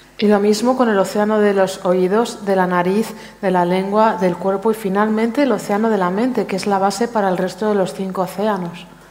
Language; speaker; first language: Spanish; native; Spanish